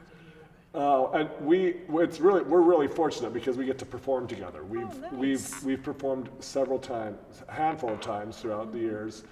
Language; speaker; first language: English; native; English